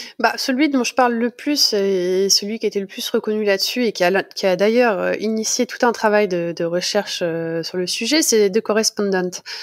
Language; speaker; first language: French; native; French